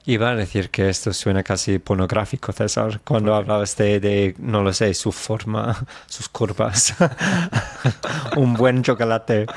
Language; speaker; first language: Spanish; non-native, fluent; English